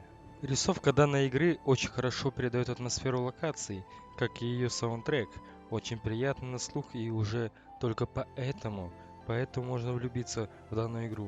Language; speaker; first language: Russian; native; Russian